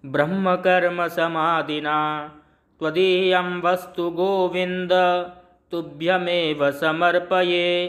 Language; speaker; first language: Hindi; native; Hindi